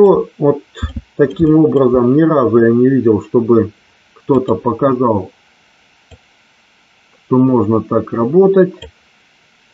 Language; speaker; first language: Russian; native; Russian